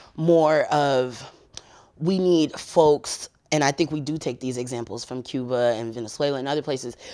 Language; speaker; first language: English; native; English